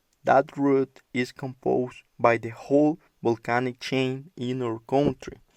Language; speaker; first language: English; non-native, learner; Spanish